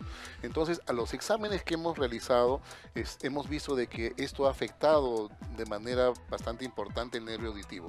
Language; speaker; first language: Spanish; native; Spanish